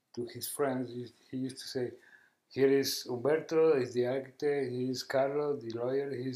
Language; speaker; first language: English; non-native, learner; Spanish